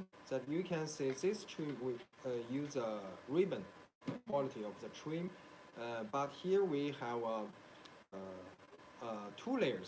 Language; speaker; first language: English; non-native, learner; Chinese